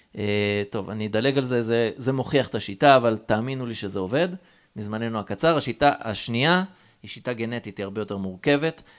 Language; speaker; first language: Hebrew; native; Hebrew